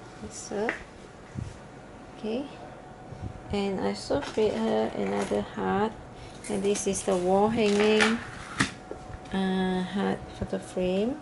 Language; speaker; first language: English; non-native, learner; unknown